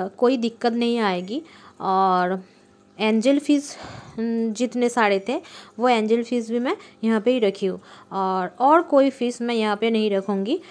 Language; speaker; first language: Hindi; non-native, local second language; Bangla